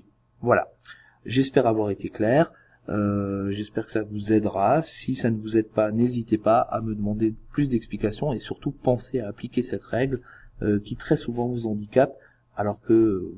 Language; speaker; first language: French; native; French